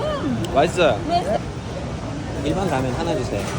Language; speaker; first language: Korean; non-native, learner; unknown